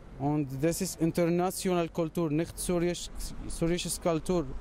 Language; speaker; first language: German; non-native, learner; Arabic